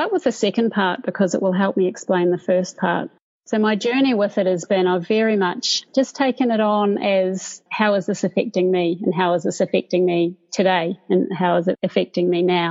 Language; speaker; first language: English; native; English